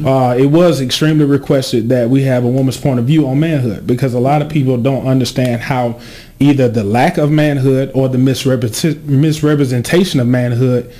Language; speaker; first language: English; native; English